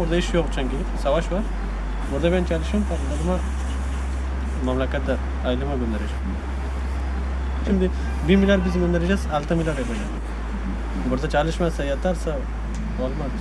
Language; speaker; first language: Turkish; non-native, learner; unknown